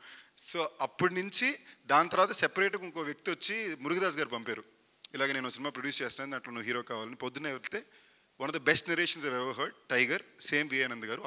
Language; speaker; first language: Telugu; native; Telugu